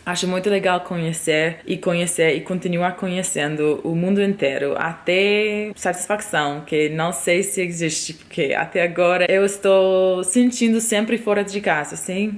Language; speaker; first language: Portuguese; non-native, fluent; English